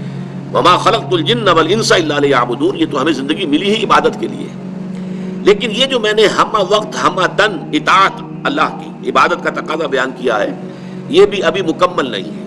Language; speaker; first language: Urdu; native; Urdu